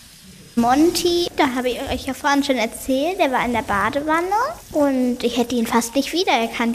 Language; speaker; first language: German; native; German